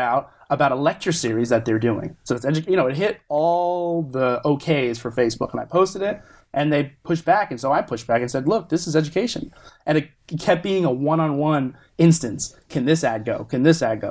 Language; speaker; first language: English; native; English